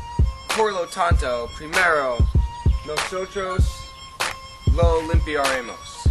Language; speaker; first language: Spanish; non-native, learner; English